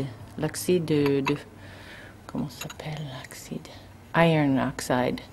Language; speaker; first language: French; non-native, learner; English